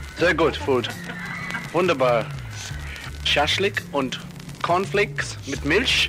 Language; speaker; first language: German; non-native, learner; English